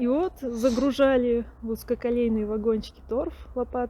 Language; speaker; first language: Russian; native; Russian